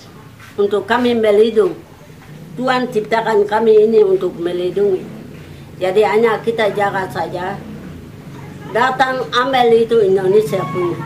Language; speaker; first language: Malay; non-native, local second language; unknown